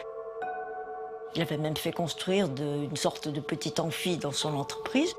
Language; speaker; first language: French; native; French